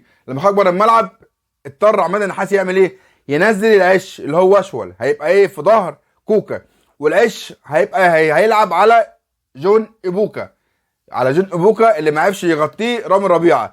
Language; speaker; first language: Arabic; native; Arabic